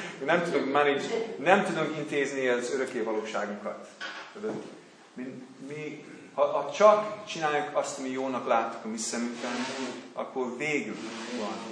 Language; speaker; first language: Hungarian; non-native, learner; English